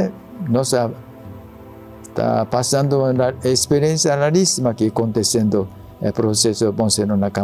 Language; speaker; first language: Portuguese; non-native, learner; Japanese